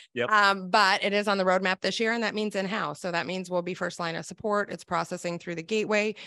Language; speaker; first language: English; native; English